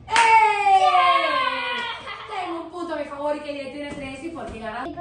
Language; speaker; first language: Spanish; native; Spanish